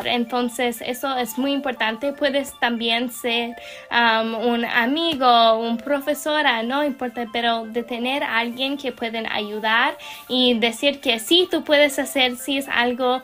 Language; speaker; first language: Spanish; non-native, learner; English